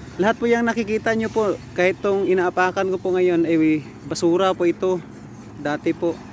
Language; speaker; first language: Filipino; non-native, local second language; Cebuano